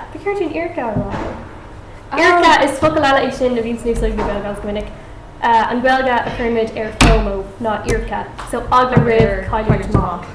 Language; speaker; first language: Irish; non-native, local second language; English